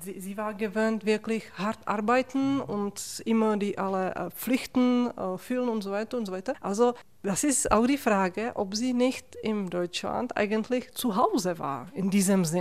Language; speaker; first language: German; non-native, fluent; Czech